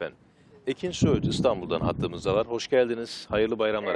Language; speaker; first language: Turkish; native; Turkish